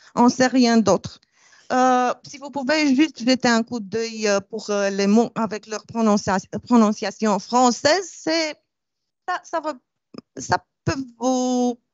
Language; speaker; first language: French; non-native, fluent; Romanian